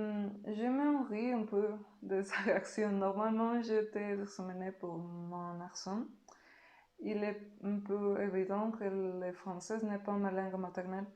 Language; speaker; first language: French; non-native, learner; Spanish